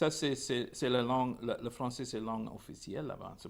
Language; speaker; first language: French; non-native, local second language; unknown